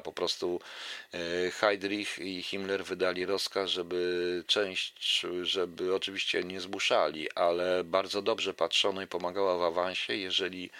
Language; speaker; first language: Polish; native; Polish